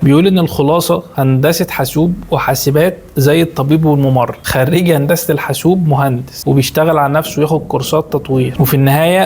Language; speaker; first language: Arabic; native; Arabic